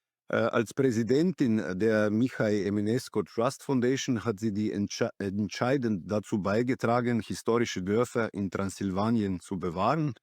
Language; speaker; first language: German; non-native, fluent; Slovenian